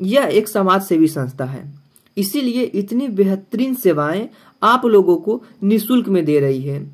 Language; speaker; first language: Hindi; native; Hindi